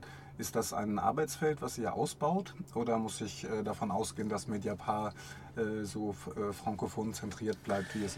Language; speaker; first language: German; native; German